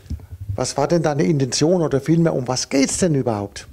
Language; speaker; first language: German; native; German